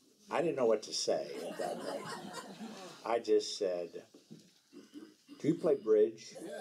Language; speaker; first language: English; native; English